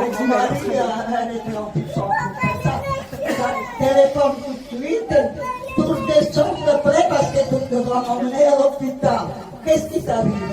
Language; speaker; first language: French; non-native, fluent; Italian